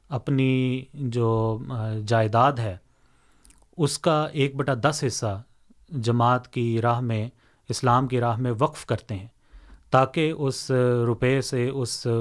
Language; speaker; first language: Urdu; native; Urdu